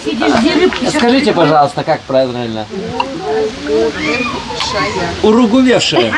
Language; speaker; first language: Russian; native; Russian